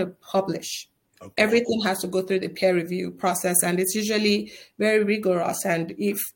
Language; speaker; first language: English; non-native, local second language; Yoruba